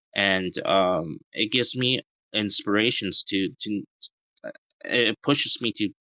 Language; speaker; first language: English; native; English